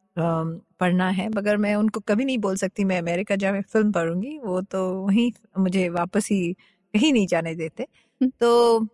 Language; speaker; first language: Hindi; non-native, local second language; Bangla